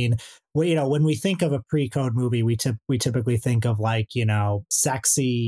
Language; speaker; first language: English; native; English